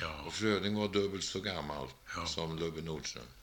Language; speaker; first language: Swedish; native; Swedish